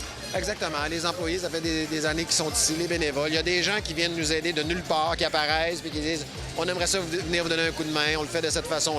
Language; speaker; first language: French; native; French